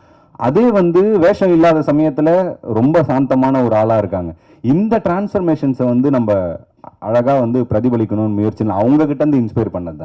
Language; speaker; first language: Tamil; native; Tamil